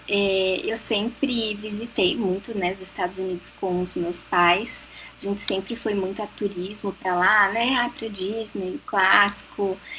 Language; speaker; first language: Portuguese; native; Portuguese